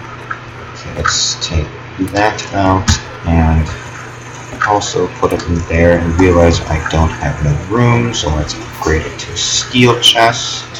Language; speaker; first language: English; native; English